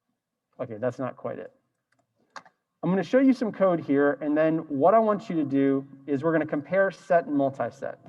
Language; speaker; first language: English; native; English